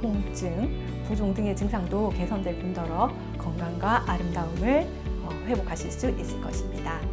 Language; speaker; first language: Korean; native; Korean